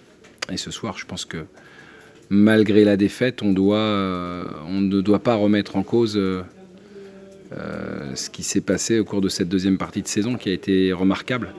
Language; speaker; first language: French; native; French